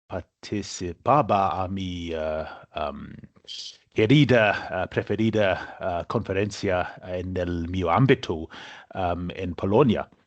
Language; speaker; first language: Spanish; non-native, learner; English